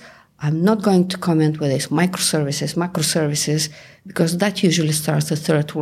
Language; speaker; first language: English; non-native, fluent; Bulgarian